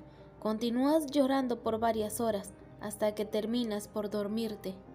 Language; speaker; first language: Spanish; native; Spanish